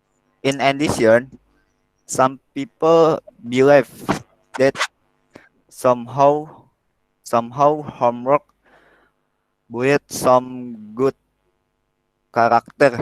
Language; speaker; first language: English; non-native, learner; Indonesian